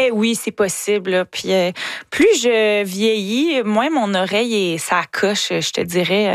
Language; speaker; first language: French; native; French